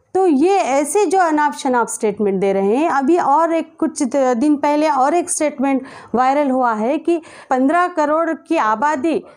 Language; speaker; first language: Hindi; native; Hindi